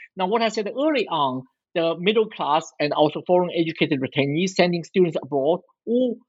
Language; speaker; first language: English; non-native, fluent; Chinese